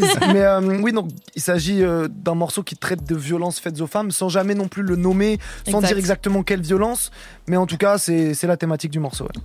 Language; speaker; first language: French; native; French